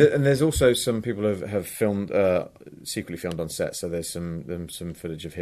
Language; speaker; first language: English; native; English